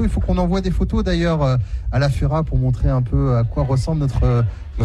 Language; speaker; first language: French; native; French